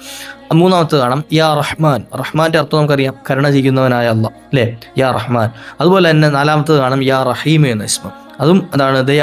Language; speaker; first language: Malayalam; native; Malayalam